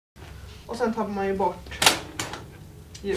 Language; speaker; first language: Swedish; native; Swedish